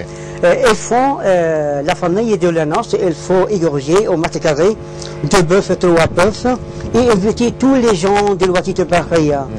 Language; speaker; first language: French; non-native, learner; Arabic